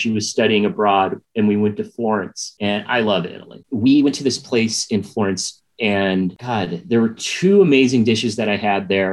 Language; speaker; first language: English; native; English